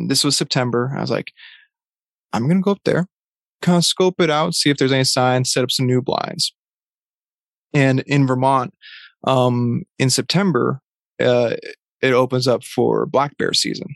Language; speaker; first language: English; native; English